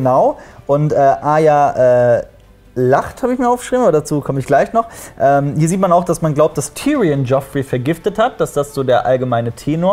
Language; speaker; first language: German; native; German